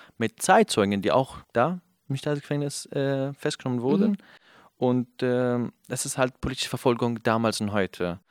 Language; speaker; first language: German; non-native, fluent; Kurdish